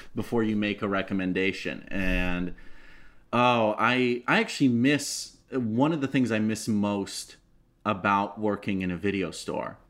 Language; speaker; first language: English; non-native, fluent; Russian